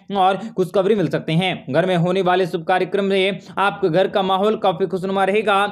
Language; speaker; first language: Hindi; native; Hindi